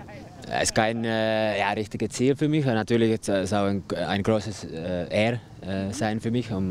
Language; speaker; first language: German; non-native, fluent; Finnish